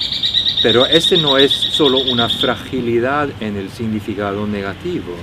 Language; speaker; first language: Spanish; non-native, fluent; Norwegian